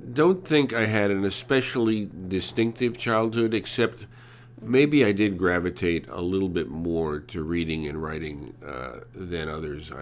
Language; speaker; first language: English; early bilingual, other home language; Hungarian